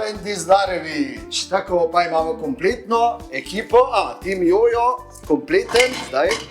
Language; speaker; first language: Slovenian; native; Slovenian